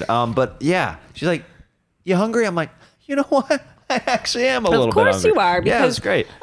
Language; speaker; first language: English; native; English